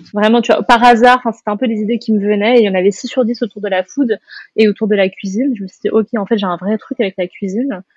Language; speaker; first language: French; native; French